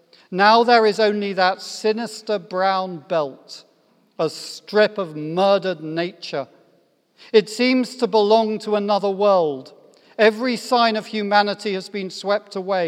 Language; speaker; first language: English; native; English